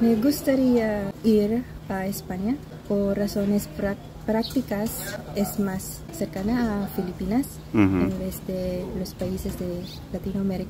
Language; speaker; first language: Spanish; non-native, fluent; Filipino